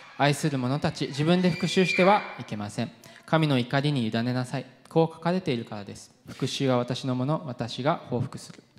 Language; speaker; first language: Japanese; non-native, fluent; English